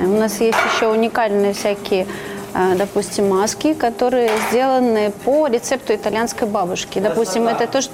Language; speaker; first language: Russian; native; Russian